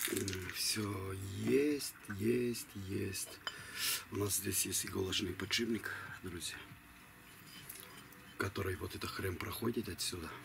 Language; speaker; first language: Russian; non-native, fluent; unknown